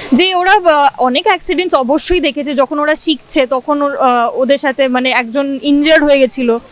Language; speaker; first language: Bangla; non-native, local second language; Hindi